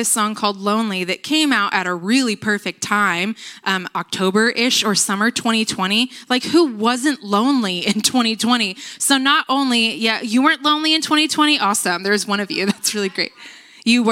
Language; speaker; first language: English; native; English